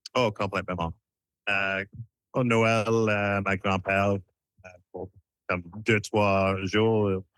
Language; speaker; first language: French; non-native, local second language; English